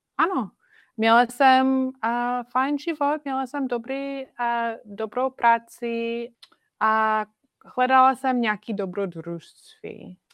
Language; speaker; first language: Czech; non-native, fluent; English